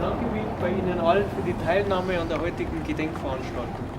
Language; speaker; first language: German; native; German